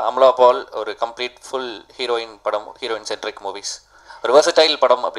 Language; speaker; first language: Tamil; native; Tamil